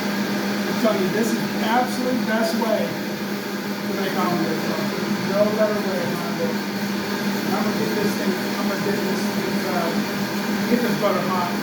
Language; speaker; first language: English; native; English